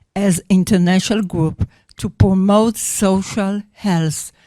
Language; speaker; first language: English; non-native, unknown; Hebrew